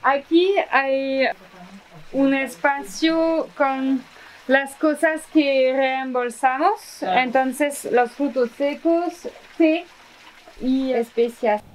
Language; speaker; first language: Spanish; non-native, fluent; French